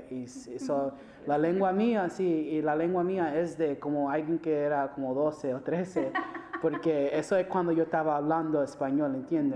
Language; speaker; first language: Spanish; early bilingual, heritage; Spanish